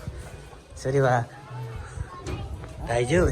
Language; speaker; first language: Japanese; non-native, learner; Nepali